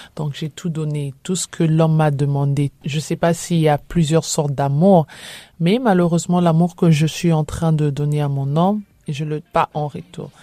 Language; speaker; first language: French; non-native, local second language; Lingala